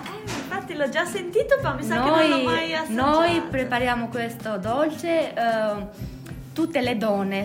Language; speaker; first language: Italian; non-native, learner; Albanian